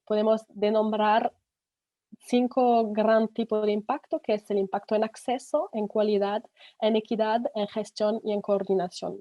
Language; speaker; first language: Spanish; non-native, fluent; French